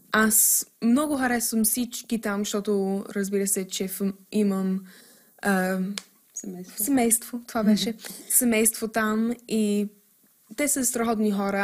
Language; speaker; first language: Bulgarian; early bilingual, heritage; English